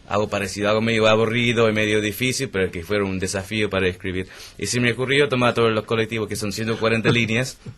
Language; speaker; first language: Spanish; non-native, fluent; English